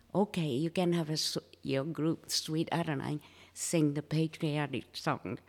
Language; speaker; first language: English; non-native, fluent; Japanese